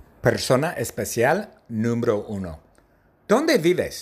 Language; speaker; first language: Spanish; non-native, learner; English